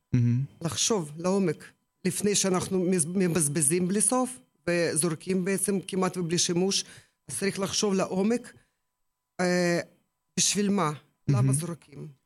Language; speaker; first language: Hebrew; non-native, fluent; Russian